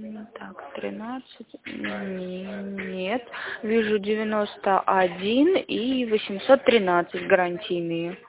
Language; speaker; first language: Russian; native; Russian